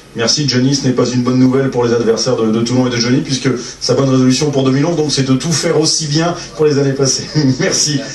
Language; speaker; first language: French; native; French